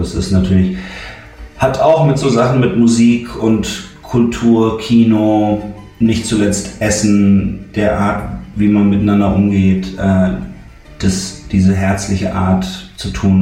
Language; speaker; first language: German; native; German